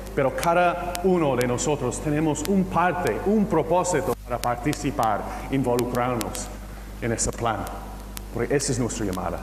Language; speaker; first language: Spanish; non-native, fluent; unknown